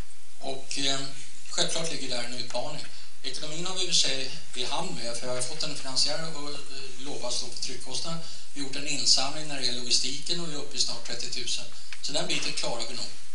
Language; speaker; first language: Swedish; native; Swedish